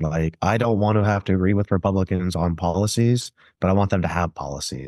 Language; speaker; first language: English; native; English